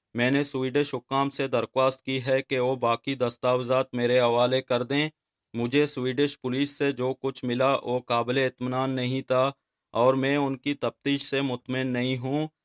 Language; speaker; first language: Urdu; non-native, local second language; Baluchi